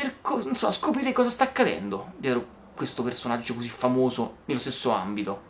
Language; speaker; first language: Italian; native; Italian